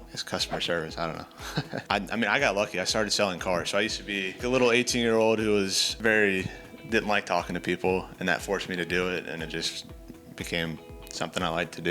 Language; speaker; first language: English; native; English